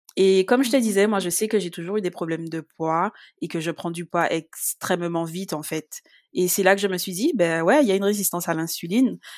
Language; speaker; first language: French; native; French